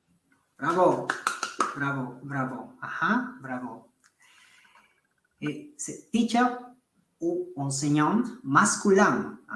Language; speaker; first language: French; non-native, fluent; Spanish